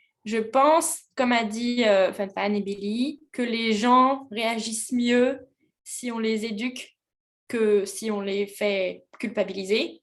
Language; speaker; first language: French; native; French